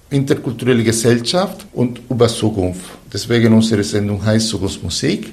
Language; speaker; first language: German; non-native, fluent; Spanish